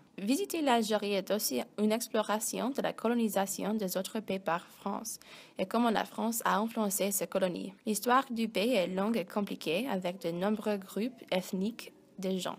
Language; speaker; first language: French; non-native, learner; English